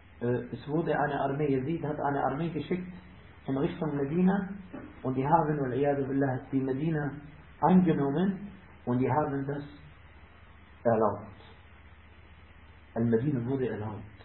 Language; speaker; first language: German; non-native, fluent; Arabic